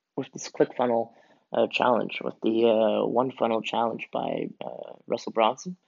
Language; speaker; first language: English; native; English